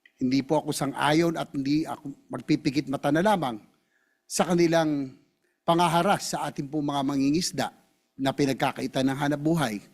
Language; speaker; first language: Filipino; native; Filipino